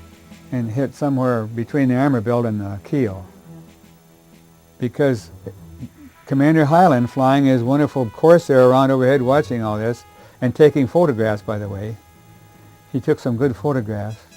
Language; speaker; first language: English; native; English